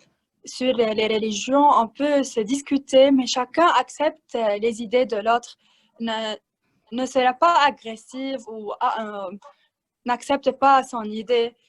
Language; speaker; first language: French; non-native, learner; Arabic